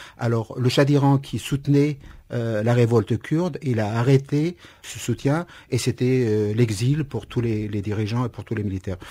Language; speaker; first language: French; non-native, fluent; Kurdish